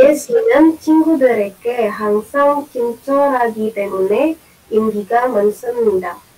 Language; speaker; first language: Korean; non-native, learner; Indonesian